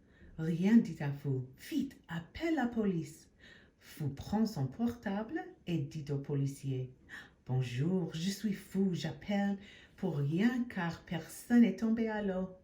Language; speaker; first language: French; non-native, fluent; English